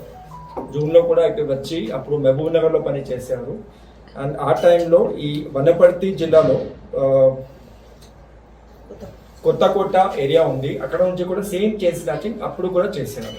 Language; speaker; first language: Telugu; non-native, local second language; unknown